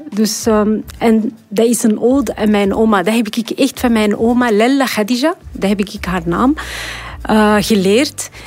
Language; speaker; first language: Dutch; non-native, fluent; Arabic